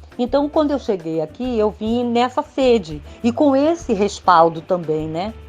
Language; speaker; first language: Portuguese; native; Portuguese